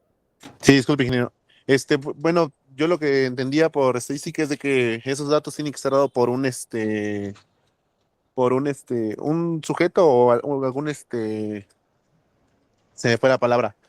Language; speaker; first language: Spanish; native; Spanish